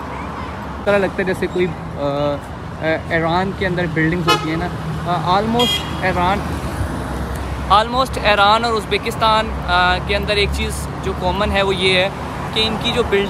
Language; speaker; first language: Urdu; non-native, local second language; Punjabi